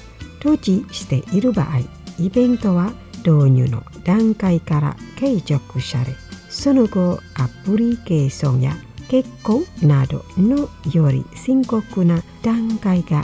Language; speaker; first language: Japanese; non-native, fluent; Indonesian